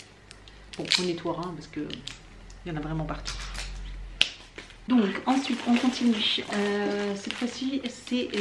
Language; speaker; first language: French; native; French